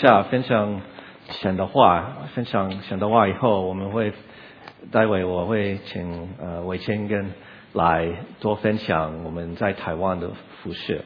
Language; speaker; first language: Chinese; non-native, learner; English